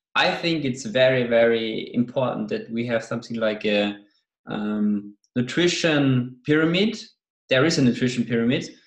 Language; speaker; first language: English; non-native, fluent; German